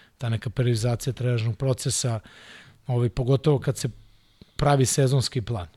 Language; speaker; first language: Serbian; non-native, local second language; Hungarian